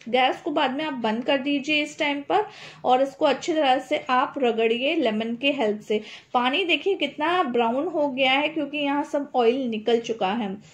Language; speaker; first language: Hindi; non-native, local second language; Gujarati